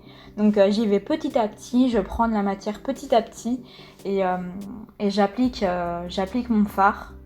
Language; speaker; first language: French; native; French